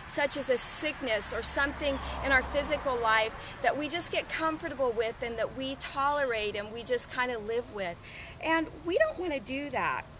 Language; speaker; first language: English; native; English